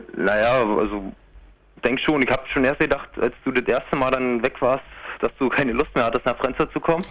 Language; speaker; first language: German; native; German